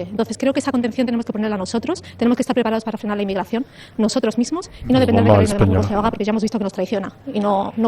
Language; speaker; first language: Spanish; native; Spanish